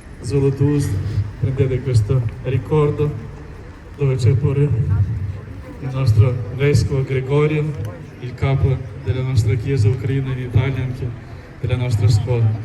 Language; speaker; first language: Italian; non-native, fluent; Ukrainian